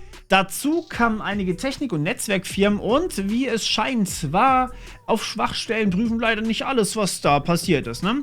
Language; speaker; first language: German; native; German